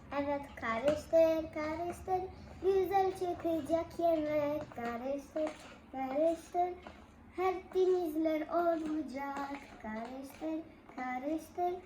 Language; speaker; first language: Turkish; early bilingual, heritage; Turkish